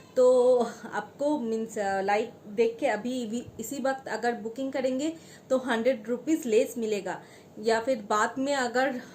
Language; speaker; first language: Hindi; non-native, local second language; Bangla